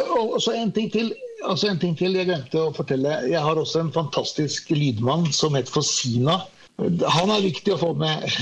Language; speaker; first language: Norwegian; early bilingual, other home language; Persian